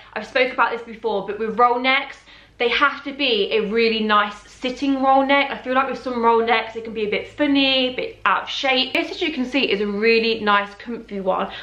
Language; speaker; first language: English; native; English